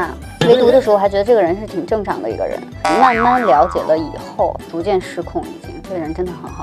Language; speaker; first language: Chinese; native; Chinese